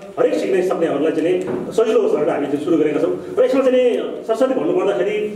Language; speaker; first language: Nepali; non-native, local second language; Sherpa